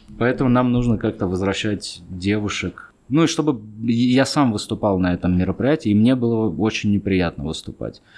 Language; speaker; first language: Russian; early bilingual, other home language; Armenian